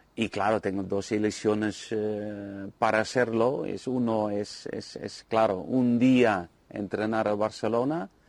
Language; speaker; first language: Spanish; non-native, fluent; Dutch